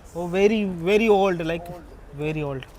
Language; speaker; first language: English; non-native, learner; Hindi